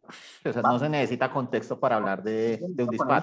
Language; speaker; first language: Spanish; native; Spanish